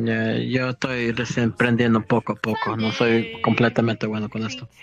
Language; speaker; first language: Spanish; non-native, fluent; English